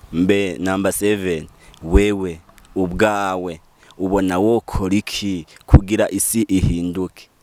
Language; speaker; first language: Rundi; native; Rundi